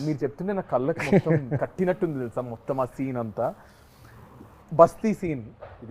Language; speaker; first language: Telugu; native; Telugu